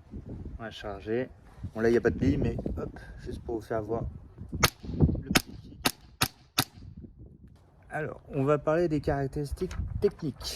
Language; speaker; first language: French; native; French